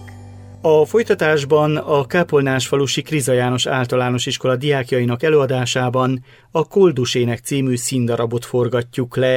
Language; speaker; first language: Hungarian; native; Hungarian